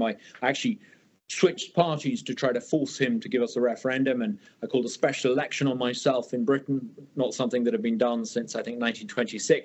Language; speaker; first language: English; native; English